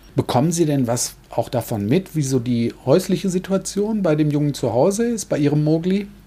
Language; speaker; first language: German; native; German